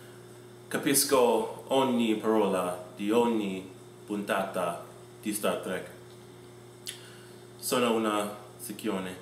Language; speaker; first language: Italian; non-native, learner; English